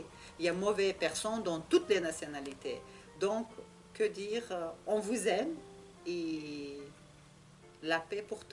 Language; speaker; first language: French; non-native, learner; Russian